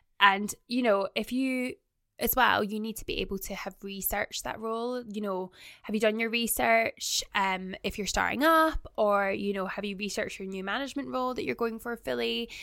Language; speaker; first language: English; native; English